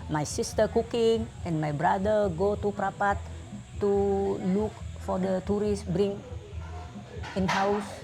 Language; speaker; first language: English; non-native, learner; Batak Toba